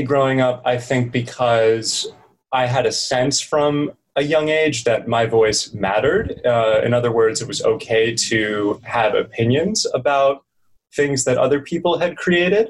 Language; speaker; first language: English; native; English